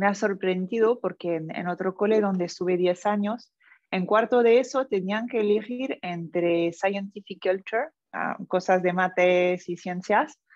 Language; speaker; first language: Spanish; non-native, fluent; French